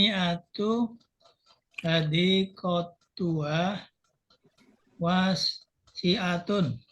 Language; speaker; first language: Arabic; non-native, learner; Indonesian